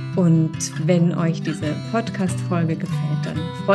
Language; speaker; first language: German; native; German